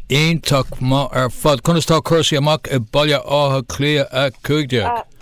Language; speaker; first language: Irish; non-native, local second language; English